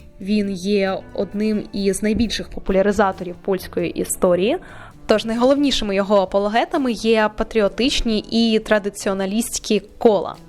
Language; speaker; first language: Ukrainian; native; Ukrainian